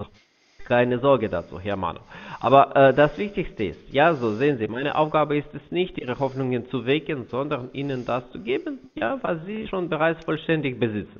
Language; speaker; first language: German; non-native, fluent; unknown